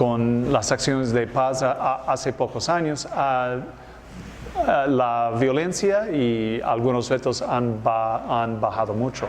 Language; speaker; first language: Spanish; non-native, fluent; English